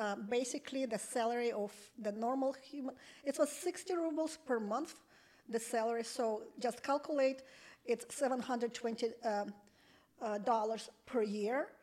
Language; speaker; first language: English; non-native, fluent; Russian